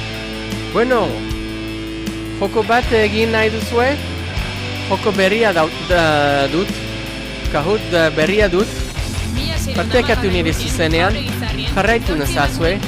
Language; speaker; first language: Basque; non-native, learner; English